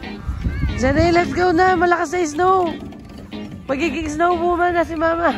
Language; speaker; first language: Filipino; native; Filipino